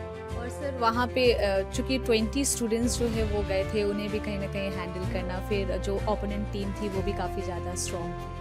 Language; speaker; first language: Hindi; native; Hindi